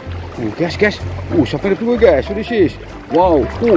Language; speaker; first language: English; non-native, learner; Indonesian